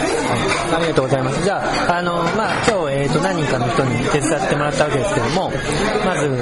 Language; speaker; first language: Japanese; native; Japanese